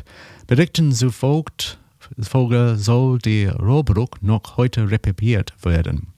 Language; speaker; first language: German; non-native, learner; English